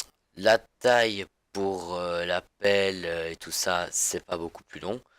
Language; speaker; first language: French; native; French